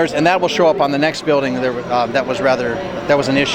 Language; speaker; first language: English; native; English